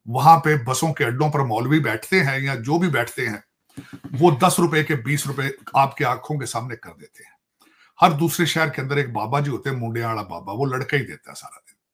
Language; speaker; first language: Hindi; native; Hindi